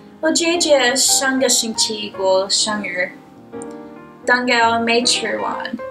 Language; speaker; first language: Chinese; non-native, learner; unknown